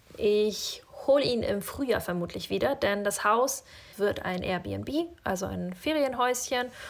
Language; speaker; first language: German; early bilingual, other home language; Russian